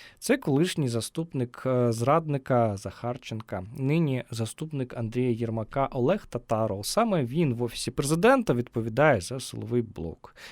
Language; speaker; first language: Ukrainian; native; Ukrainian